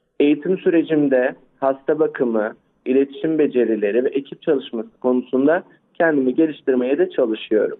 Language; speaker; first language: Turkish; early bilingual, other home language; Arabic